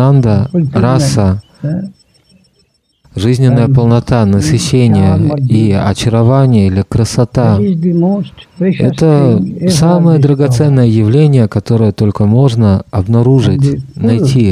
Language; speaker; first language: Russian; native; Russian